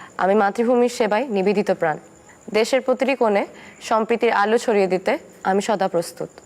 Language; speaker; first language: Bangla; non-native, local second language; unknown